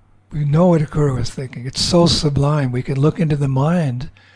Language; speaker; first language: English; native; English